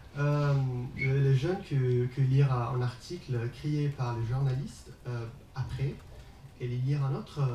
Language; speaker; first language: French; non-native, learner; Arabic